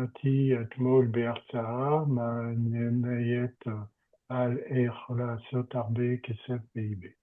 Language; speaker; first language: Hebrew; non-native, learner; French